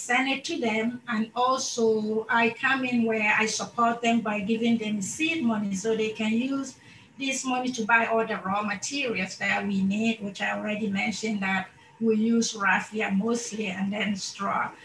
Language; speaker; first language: English; non-native, local second language; Akan